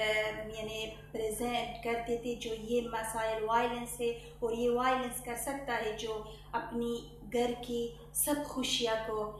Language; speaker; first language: Hindi; non-native, fluent; Persian